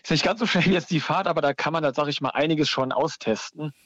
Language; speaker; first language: German; native; German